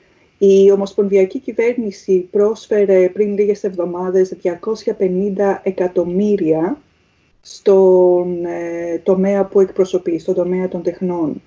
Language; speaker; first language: Greek; native; Greek